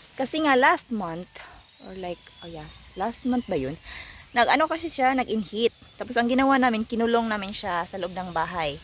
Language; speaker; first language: Filipino; non-native, local second language; Cebuano